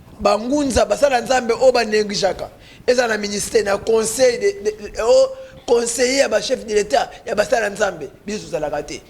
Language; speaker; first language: Lingala; non-native, local second language; Kongo